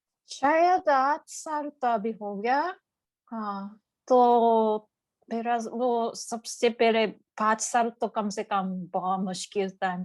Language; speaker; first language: Hindi; non-native, learner; Japanese